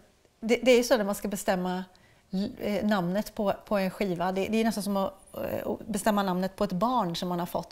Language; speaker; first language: Swedish; native; Swedish